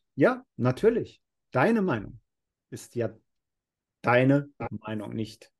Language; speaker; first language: German; non-native, fluent; Spanish